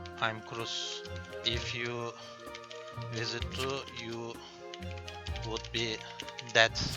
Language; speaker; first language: English; non-native, learner; Turkish